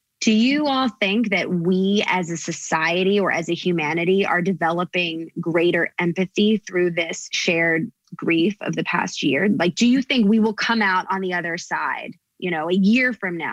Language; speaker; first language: English; native; English